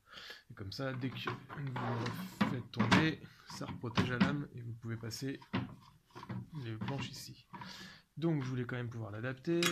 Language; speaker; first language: French; native; French